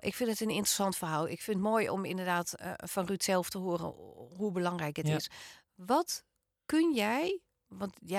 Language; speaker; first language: Dutch; native; Dutch